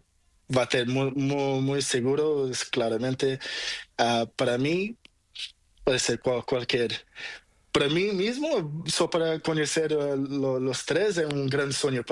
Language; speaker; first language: Spanish; non-native, learner; Portuguese